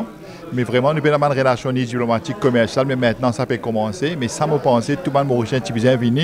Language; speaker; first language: French; non-native, learner; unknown